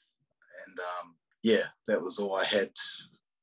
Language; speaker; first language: English; native; English